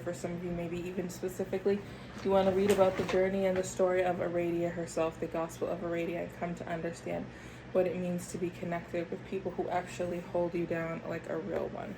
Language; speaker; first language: English; native; English